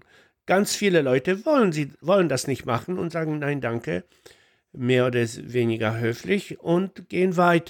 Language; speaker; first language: German; non-native, fluent; Polish